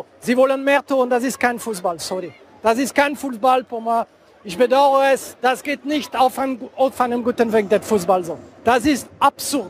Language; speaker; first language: German; non-native, fluent; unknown